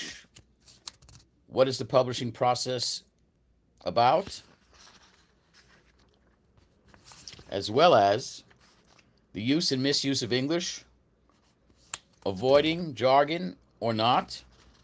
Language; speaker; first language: English; native; English